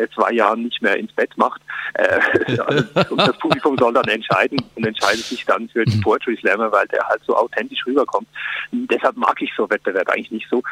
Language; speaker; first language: German; native; German